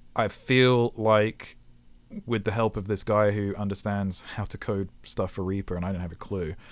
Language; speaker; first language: English; native; English